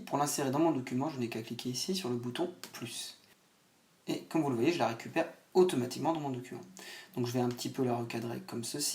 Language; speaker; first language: French; native; French